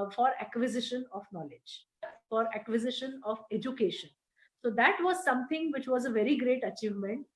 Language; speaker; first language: English; non-native, local second language; Marathi